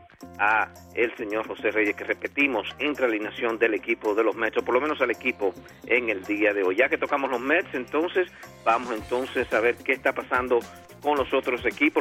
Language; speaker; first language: Spanish; native; Spanish